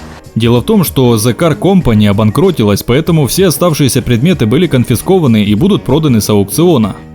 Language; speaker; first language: Russian; native; Russian